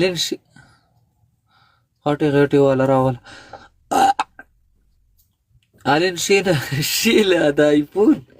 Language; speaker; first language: Arabic; non-native, learner; Pashto